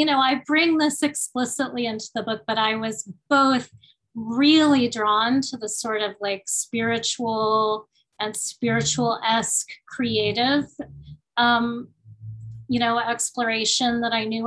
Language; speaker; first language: English; early bilingual, other home language; Spanish